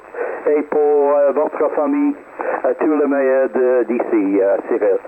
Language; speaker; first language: French; non-native, learner; English